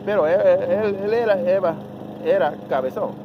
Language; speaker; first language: Spanish; early bilingual, heritage; Spanish